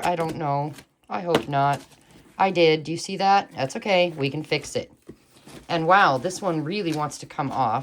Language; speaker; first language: English; native; English